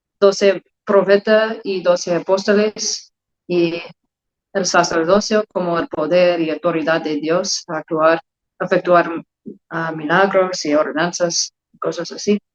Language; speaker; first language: Spanish; non-native, learner; English